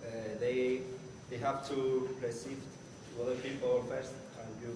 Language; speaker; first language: English; non-native, learner; Spanish